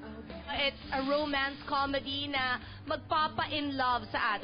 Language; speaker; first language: Filipino; native; Filipino